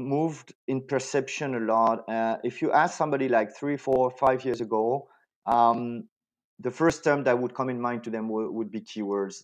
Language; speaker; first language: English; non-native, fluent; French